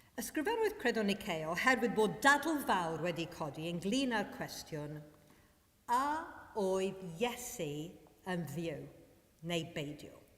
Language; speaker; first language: Welsh; non-native, fluent; Maltese